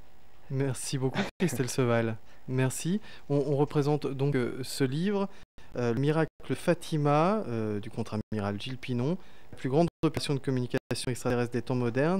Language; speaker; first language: French; native; French